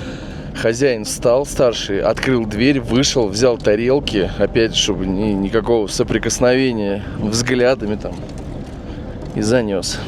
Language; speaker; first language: Russian; native; Russian